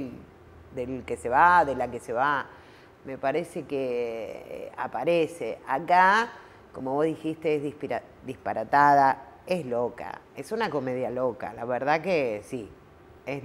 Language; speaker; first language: Spanish; native; Spanish